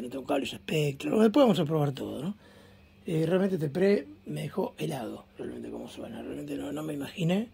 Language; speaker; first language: Spanish; native; Spanish